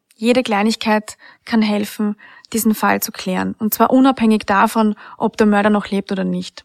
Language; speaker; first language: German; native; German